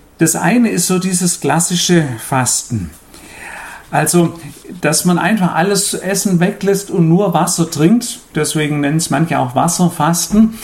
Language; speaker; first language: German; native; German